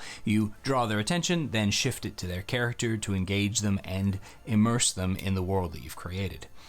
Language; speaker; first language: English; native; English